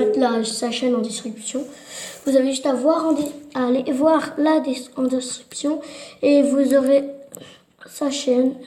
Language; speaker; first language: French; native; French